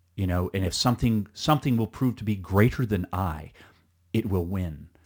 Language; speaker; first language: English; early bilingual, other home language; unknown